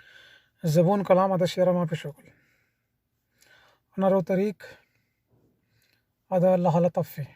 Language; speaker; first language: Arabic; non-native, learner; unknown